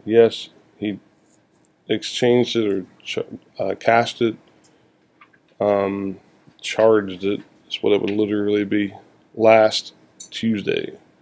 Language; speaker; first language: English; native; English